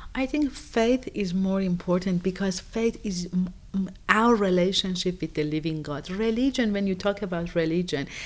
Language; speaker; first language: English; non-native, fluent; Persian